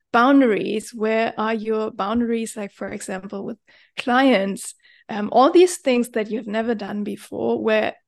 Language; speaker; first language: English; non-native, fluent; German